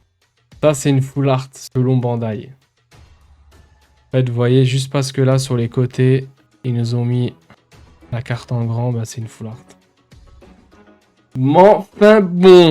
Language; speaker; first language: French; native; French